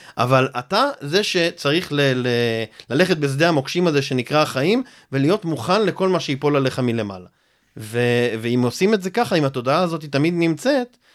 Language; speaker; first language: Hebrew; native; Hebrew